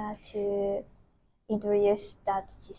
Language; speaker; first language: English; non-native, learner; Japanese